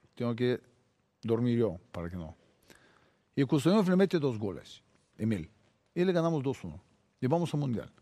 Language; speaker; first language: Spanish; non-native, fluent; Bulgarian